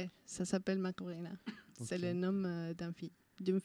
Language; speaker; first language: French; non-native, fluent; Spanish